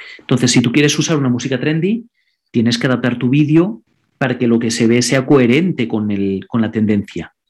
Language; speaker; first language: Spanish; non-native, local second language; Catalan